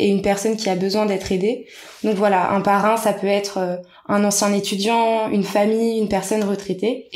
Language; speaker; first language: French; native; French